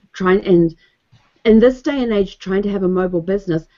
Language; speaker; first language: English; native; English